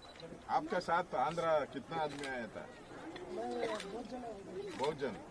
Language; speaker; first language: Hindi; non-native, local second language; Kannada